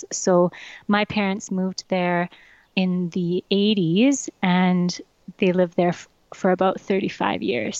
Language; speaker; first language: English; native; English